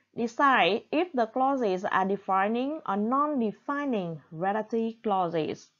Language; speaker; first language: English; non-native, fluent; Vietnamese